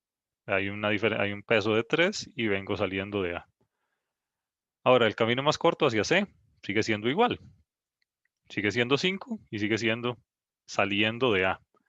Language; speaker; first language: Spanish; native; Spanish